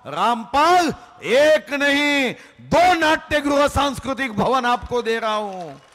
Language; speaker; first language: Hindi; non-native, local second language; Marathi